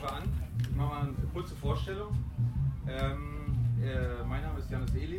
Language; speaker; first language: German; native; German